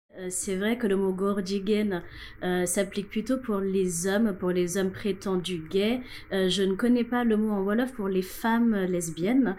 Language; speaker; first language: French; non-native, local second language; Wolof